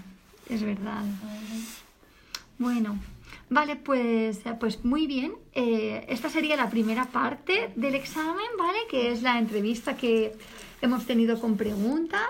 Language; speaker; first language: Spanish; native; Spanish